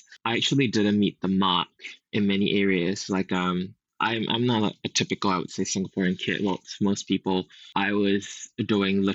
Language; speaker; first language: English; native; English